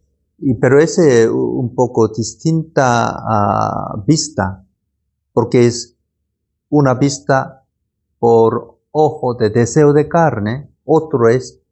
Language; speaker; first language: Spanish; non-native, learner; Korean